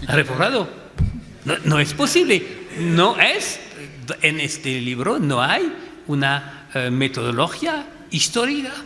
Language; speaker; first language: Spanish; non-native, fluent; French